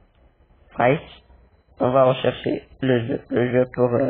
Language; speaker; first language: French; non-native, learner; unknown